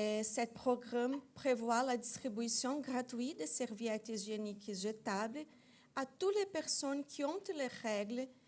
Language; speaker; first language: French; non-native, fluent; Portuguese